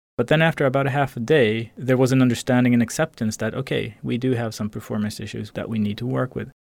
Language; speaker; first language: English; non-native, fluent; Swedish